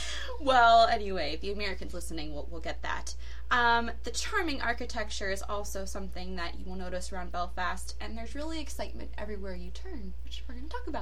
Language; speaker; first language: English; native; English